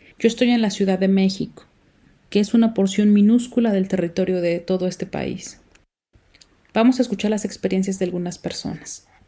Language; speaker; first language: Spanish; native; Spanish